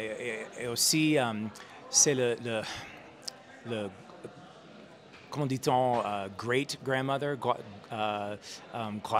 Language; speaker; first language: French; non-native, learner; English